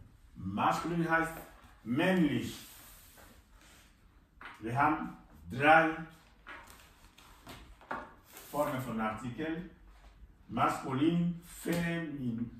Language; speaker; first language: German; non-native, fluent; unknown